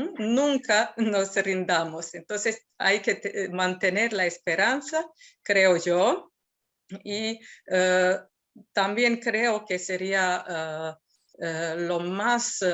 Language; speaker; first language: Spanish; non-native, fluent; Serbian